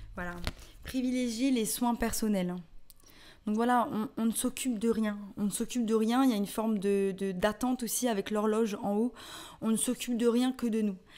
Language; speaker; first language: French; native; French